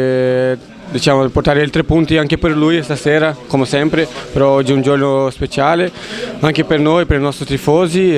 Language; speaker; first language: Italian; non-native, fluent; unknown